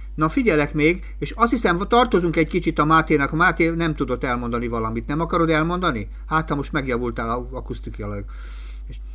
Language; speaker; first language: Hungarian; native; Hungarian